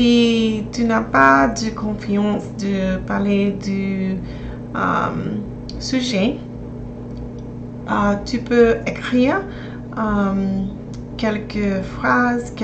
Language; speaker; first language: French; non-native, learner; English